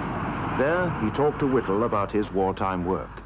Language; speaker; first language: English; native; English